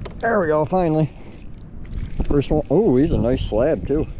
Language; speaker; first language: English; native; English